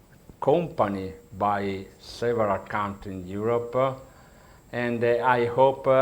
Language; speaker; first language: English; non-native, learner; Italian